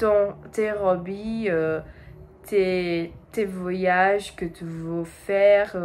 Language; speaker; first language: French; non-native, learner; Portuguese